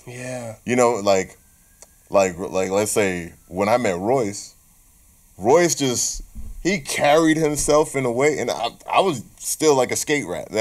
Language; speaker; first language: English; native; English